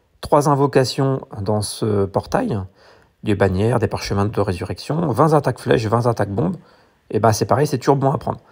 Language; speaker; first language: French; native; French